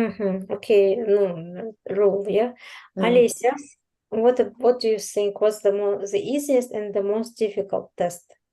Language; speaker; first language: English; non-native, fluent; Russian